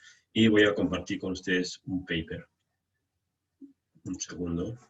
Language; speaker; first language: Spanish; native; Spanish